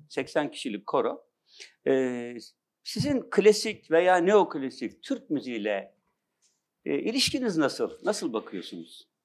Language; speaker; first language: Turkish; native; Turkish